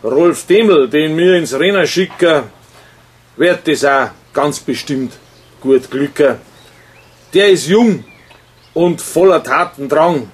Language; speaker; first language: German; native; German